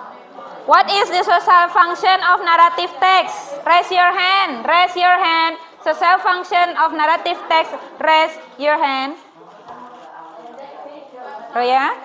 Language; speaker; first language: English; non-native, fluent; Indonesian